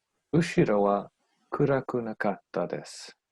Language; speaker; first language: Japanese; non-native, learner; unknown